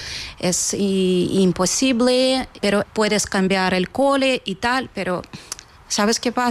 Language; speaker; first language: Spanish; non-native, fluent; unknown